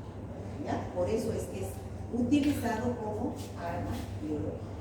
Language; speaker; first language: Spanish; native; Spanish